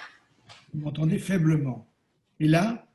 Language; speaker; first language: French; native; French